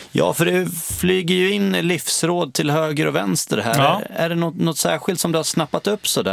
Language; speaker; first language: Swedish; native; Swedish